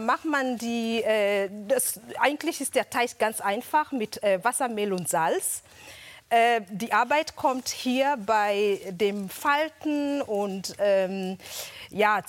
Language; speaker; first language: German; non-native, fluent; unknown